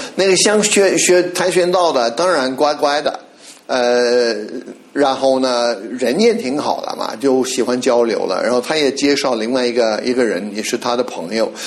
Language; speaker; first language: Chinese; non-native, fluent; English